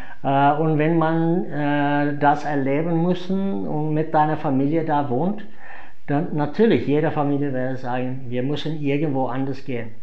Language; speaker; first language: German; non-native, fluent; English